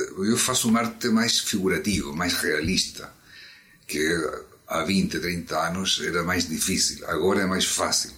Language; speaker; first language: Portuguese; non-native, fluent; Spanish